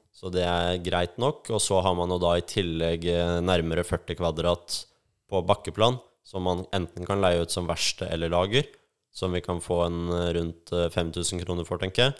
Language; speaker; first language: Norwegian; native; Norwegian